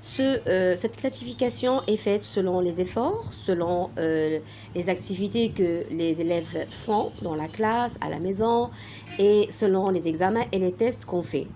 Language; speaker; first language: French; non-native, fluent; Arabic